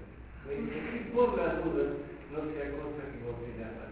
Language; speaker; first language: Spanish; native; Spanish